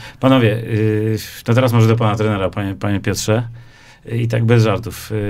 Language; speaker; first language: Polish; native; Polish